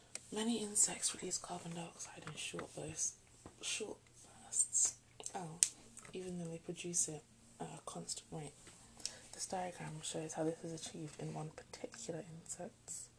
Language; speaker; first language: English; native; English